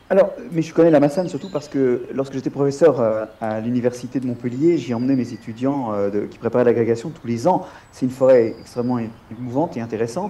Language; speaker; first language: French; native; French